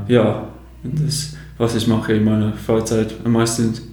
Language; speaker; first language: German; non-native, fluent; English